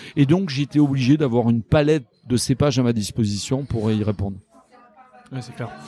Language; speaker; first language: French; native; French